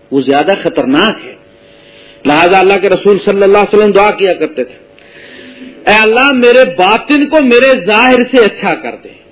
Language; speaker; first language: Urdu; native; Urdu